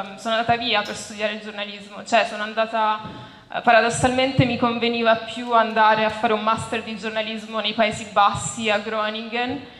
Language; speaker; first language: Italian; native; Italian